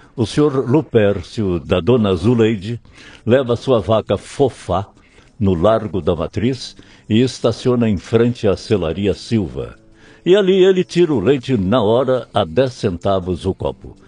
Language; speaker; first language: Portuguese; native; Portuguese